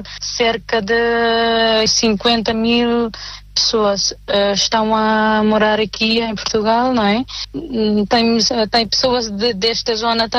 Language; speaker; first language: Portuguese; non-native, fluent; Nepali